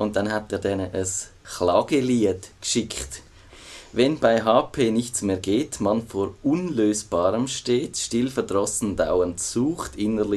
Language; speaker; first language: German; native; German